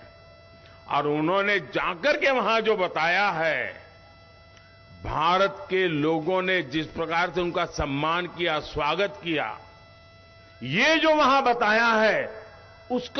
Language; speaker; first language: Hindi; native; Hindi